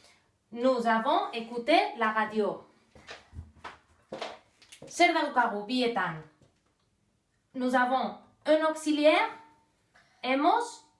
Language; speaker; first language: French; non-native, fluent; Basque